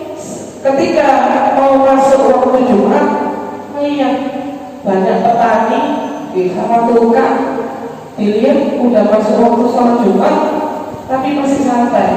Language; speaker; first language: Indonesian; native; Indonesian